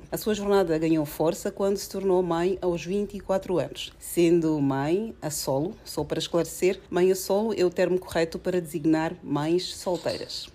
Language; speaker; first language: Portuguese; native; Portuguese